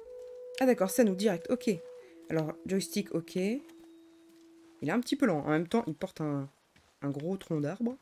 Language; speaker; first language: French; native; French